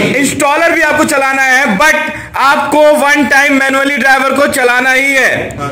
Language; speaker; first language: Hindi; native; Hindi